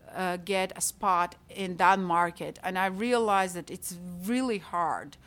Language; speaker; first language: English; non-native, fluent; Latvian